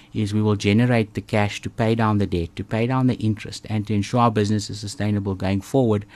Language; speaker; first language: English; native; English